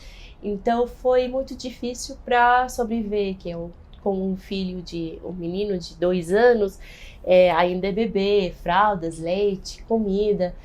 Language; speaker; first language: Portuguese; non-native, fluent; Arabic